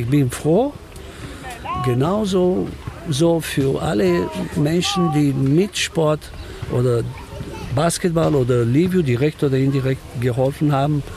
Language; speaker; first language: German; non-native, fluent; Romanian